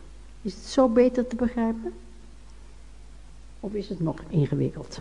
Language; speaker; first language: Dutch; native; Dutch